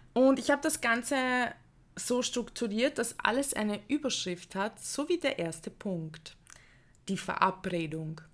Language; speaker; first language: German; early bilingual, other home language; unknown